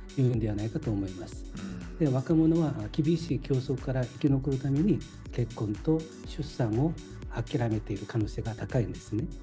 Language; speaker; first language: Japanese; non-native, fluent; Korean